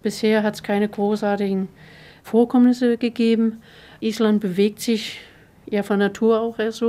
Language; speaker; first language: German; native; German